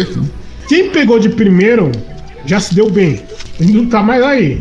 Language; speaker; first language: Portuguese; native; Portuguese